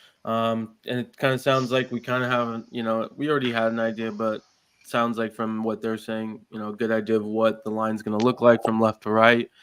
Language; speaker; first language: English; native; English